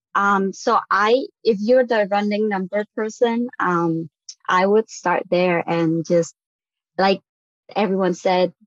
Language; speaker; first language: English; non-native, fluent; Vietnamese